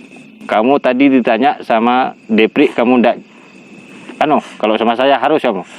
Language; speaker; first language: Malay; non-native, local second language; Madurese